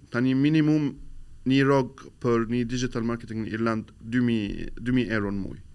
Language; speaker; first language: Albanian; non-native, learner; Arabic